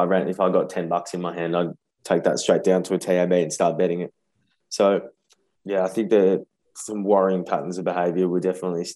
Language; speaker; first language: English; native; English